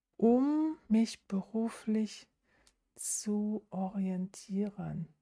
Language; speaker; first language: German; native; German